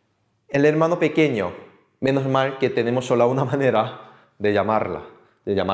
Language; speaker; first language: Spanish; non-native, fluent; Korean